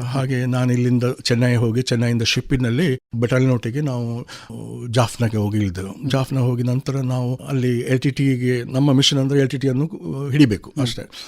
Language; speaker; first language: Kannada; non-native, local second language; Konkani